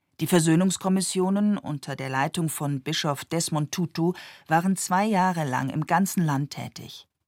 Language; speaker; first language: German; native; German